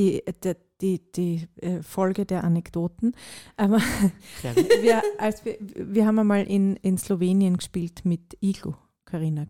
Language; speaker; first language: German; native; German